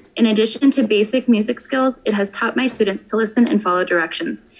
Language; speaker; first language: English; native; English